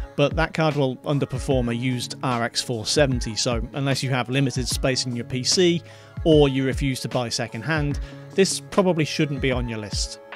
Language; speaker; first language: English; native; English